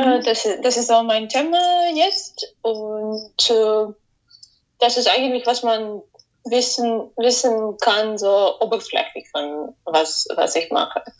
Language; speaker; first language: German; non-native, fluent; Ukrainian